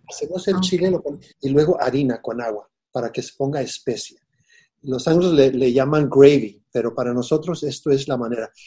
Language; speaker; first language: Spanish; early bilingual, heritage; Spanish